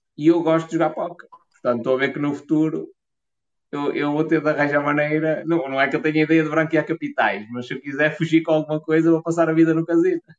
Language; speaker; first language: Portuguese; native; Portuguese